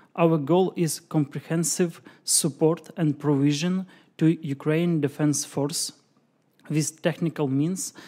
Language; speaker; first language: English; non-native, fluent; Ukrainian